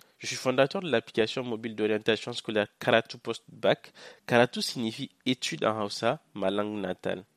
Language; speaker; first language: French; non-native, local second language; Hausa